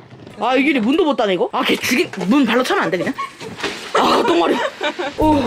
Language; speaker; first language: Korean; native; Korean